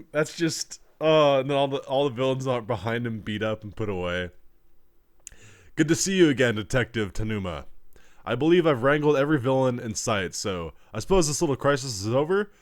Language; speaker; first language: English; native; English